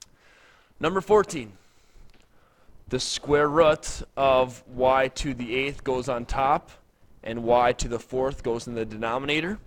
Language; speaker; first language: English; native; English